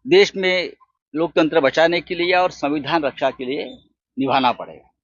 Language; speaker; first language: Hindi; non-native, local second language; Marathi